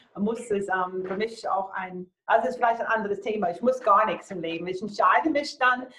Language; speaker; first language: German; non-native, fluent; English